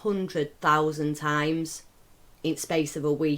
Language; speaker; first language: English; native; English